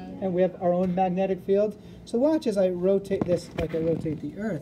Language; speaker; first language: English; native; English